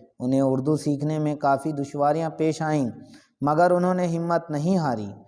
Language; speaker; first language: Urdu; native; Urdu